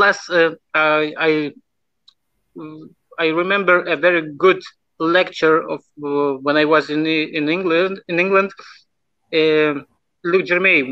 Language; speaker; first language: English; non-native, fluent; Lithuanian